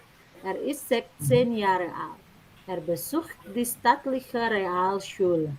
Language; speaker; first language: German; non-native, learner; Indonesian